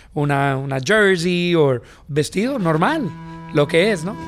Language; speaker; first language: Spanish; early bilingual, heritage; Spanish